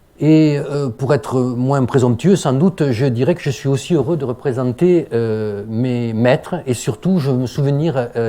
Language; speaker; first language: French; native; French